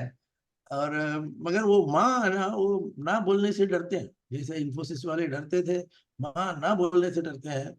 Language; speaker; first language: Hindi; non-native, local second language; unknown